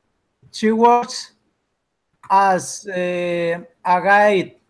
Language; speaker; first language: English; non-native, learner; Spanish